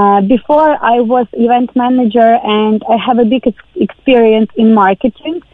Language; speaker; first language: English; non-native, learner; Ukrainian